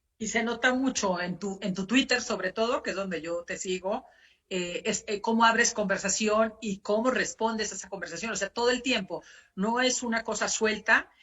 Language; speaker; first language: Spanish; native; Spanish